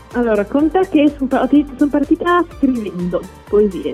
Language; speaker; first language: Italian; native; Italian